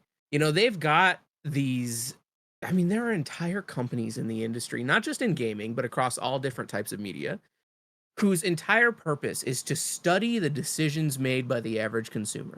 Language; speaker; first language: English; native; English